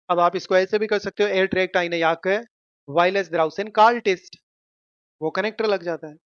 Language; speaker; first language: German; non-native, fluent; Hindi